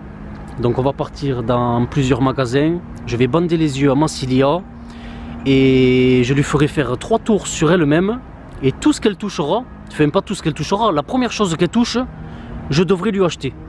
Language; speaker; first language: French; native; French